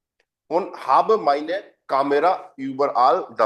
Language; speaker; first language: German; non-native, fluent; Hindi